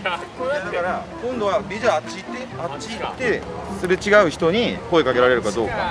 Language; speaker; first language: Japanese; native; Japanese